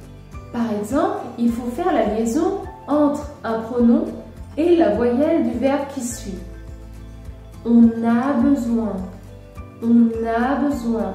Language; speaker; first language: French; native; French